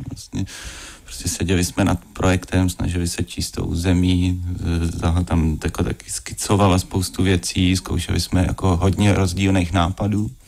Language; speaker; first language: Czech; native; Czech